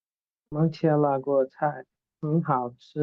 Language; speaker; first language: Chinese; non-native, learner; Bangla